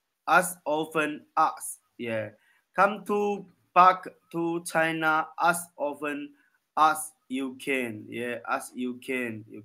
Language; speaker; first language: English; non-native, learner; Chinese